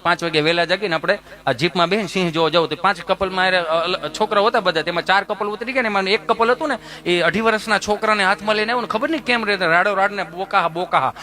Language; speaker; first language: Gujarati; native; Gujarati